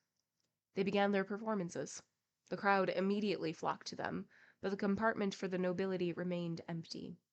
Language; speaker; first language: English; native; English